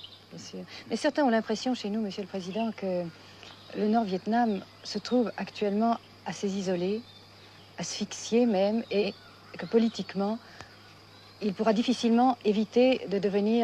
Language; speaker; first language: French; native; French